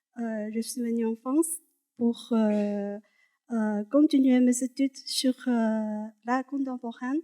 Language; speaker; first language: French; non-native, learner; Chinese